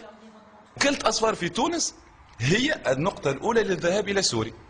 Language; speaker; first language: Arabic; native; Arabic